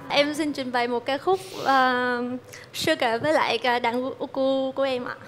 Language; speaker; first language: Vietnamese; native; Vietnamese